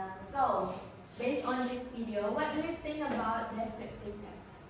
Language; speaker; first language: English; non-native, learner; Indonesian